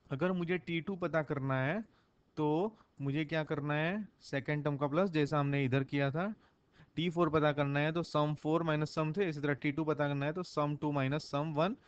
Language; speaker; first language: Hindi; non-native, local second language; Gujarati